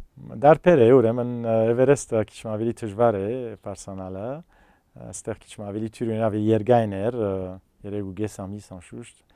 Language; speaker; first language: Armenian; early bilingual, heritage; Armenian